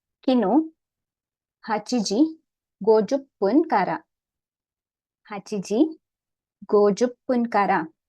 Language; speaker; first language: Japanese; non-native, learner; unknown